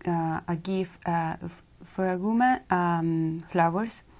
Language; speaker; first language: English; non-native, learner; Spanish